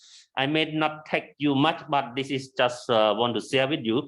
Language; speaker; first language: English; non-native, learner; Khmer